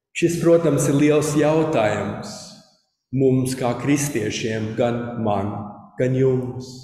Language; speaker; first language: Latvian; early bilingual, heritage; Latvian